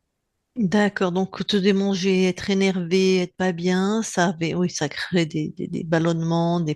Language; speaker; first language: French; native; French